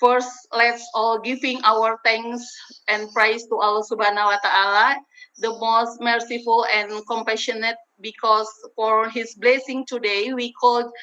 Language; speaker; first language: English; non-native, learner; Indonesian